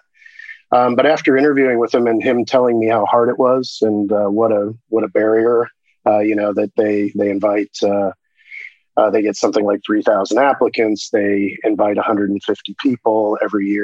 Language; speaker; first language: English; native; English